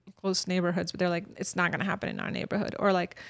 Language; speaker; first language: English; early bilingual, other home language; Bosnian